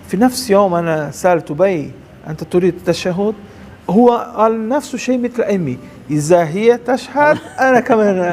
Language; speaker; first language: Arabic; non-native, learner; Portuguese